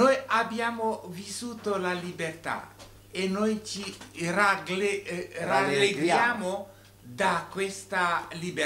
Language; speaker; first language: Italian; non-native, fluent; Romanian